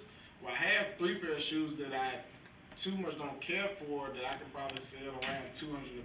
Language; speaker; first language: English; native; English